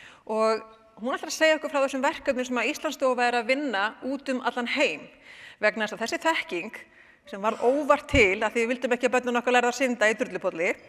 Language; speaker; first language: Icelandic; native; Icelandic